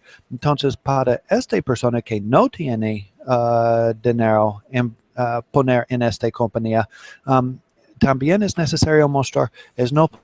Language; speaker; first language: Spanish; non-native, learner; English